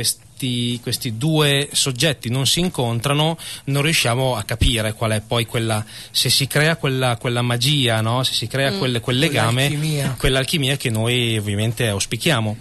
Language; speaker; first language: Italian; native; Italian